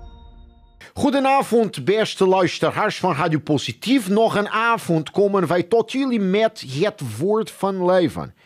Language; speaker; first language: Dutch; non-native, fluent; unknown